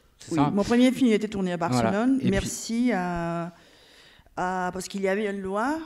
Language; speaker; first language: French; non-native, fluent; Catalan